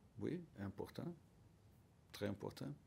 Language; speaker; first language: French; non-native, learner; Portuguese